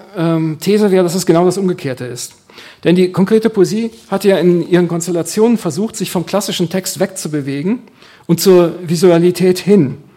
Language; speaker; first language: German; native; German